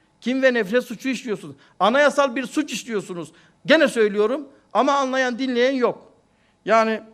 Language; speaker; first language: Turkish; native; Turkish